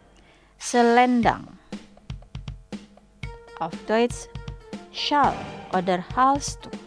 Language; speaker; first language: German; non-native, fluent; Indonesian